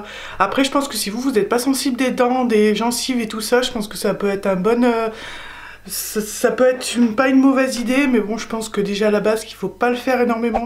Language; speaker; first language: French; native; French